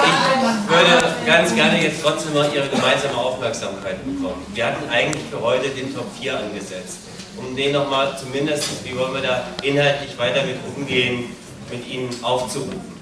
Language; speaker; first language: German; native; German